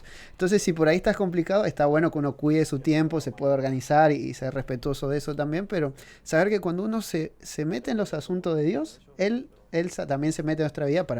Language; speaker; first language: Spanish; native; Spanish